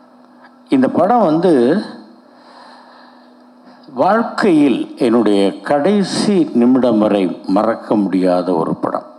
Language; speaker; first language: Tamil; native; Tamil